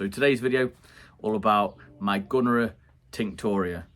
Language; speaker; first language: English; native; English